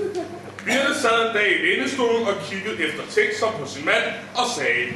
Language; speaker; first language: Danish; native; Danish